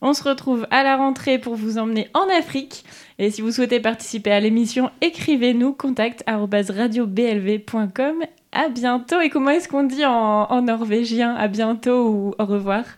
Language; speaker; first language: French; native; French